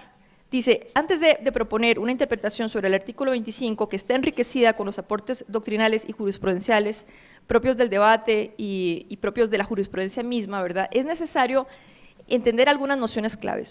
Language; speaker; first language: Spanish; native; Spanish